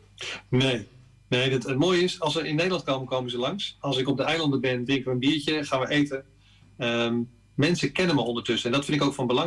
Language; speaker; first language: Dutch; native; Dutch